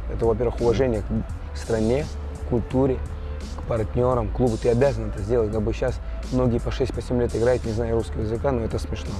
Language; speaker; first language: Russian; non-native, fluent; Georgian